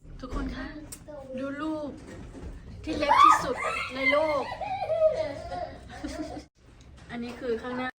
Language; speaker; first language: Thai; native; Thai